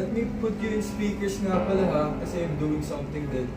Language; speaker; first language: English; non-native, local second language; Filipino